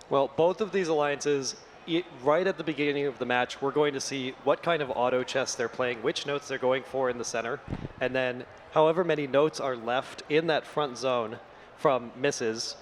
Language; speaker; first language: English; native; English